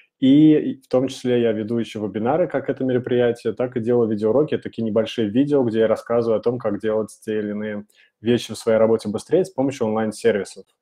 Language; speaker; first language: Russian; native; Russian